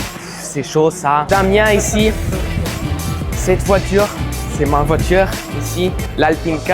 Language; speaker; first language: French; non-native, learner; Luxembourgish